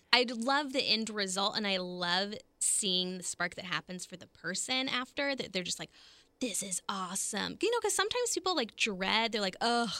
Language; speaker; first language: English; native; English